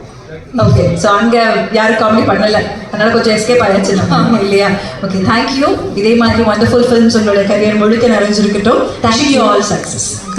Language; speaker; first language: Tamil; native; Tamil